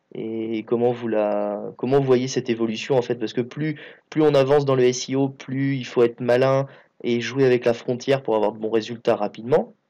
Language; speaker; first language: French; native; French